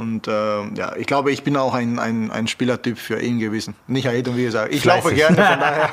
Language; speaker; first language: German; non-native, fluent; Spanish